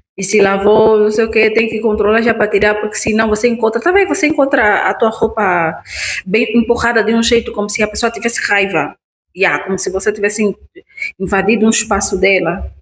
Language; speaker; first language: Portuguese; native; Portuguese